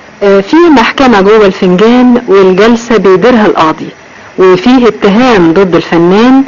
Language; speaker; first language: Arabic; native; Arabic